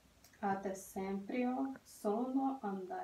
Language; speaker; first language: Italian; non-native, learner; Russian